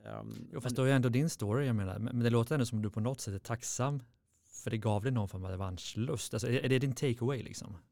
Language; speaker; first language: Swedish; native; Swedish